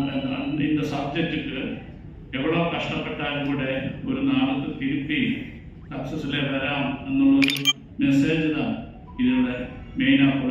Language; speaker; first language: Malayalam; non-native, learner; Tamil